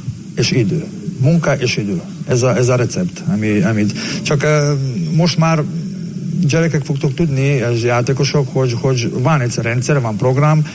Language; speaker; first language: Hungarian; non-native, learner; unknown